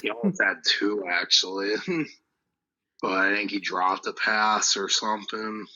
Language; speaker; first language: English; native; English